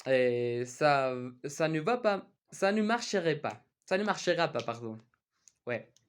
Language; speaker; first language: French; non-native, learner; Spanish